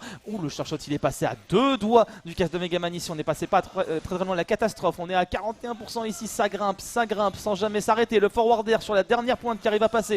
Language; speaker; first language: French; native; French